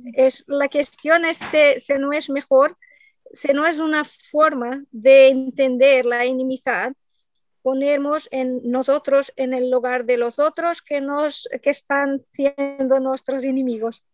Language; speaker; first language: Spanish; non-native, learner; Portuguese